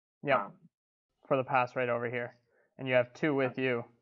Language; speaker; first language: English; native; English